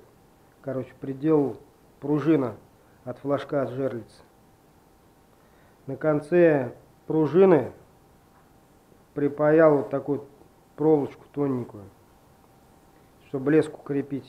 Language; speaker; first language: Russian; native; Russian